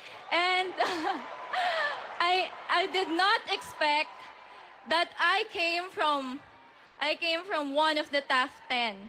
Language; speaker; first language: English; non-native, local second language; Filipino